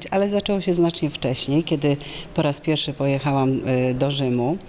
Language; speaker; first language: Polish; native; Polish